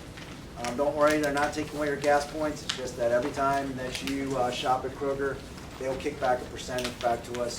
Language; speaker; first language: English; native; English